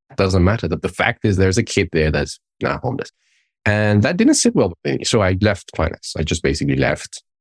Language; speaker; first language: English; non-native, fluent; Persian